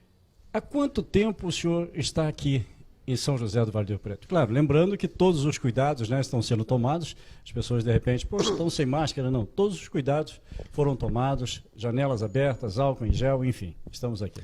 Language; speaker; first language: Portuguese; native; Portuguese